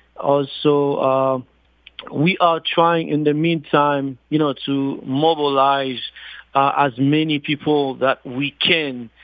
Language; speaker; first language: English; non-native, fluent; Haitian Creole